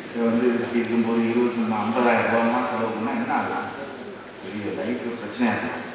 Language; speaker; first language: Tamil; native; Tamil